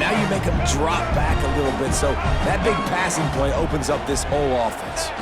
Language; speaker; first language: English; native; English